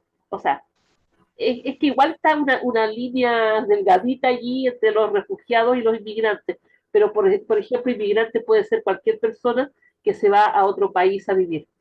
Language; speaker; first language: Spanish; native; Spanish